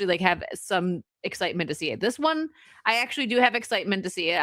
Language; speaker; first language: English; native; English